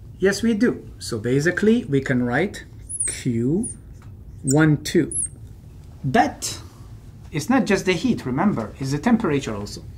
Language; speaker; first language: English; non-native, fluent; Arabic